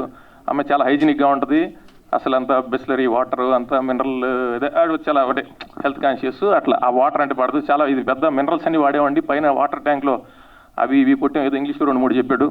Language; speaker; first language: Telugu; native; Telugu